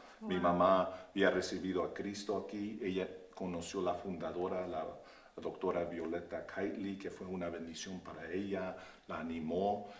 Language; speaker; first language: Spanish; early bilingual, heritage; Spanish